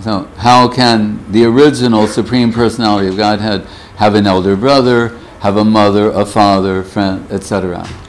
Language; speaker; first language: English; native; English